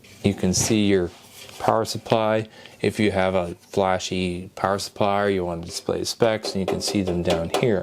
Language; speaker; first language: English; native; English